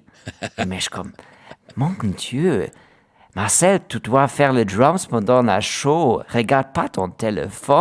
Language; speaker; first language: French; non-native, learner; German